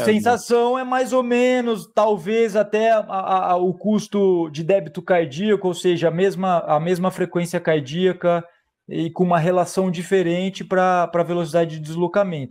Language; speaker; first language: Portuguese; native; Portuguese